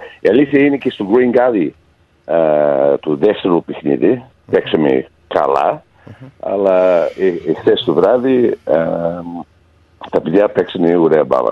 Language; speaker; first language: Greek; early bilingual, heritage; Greek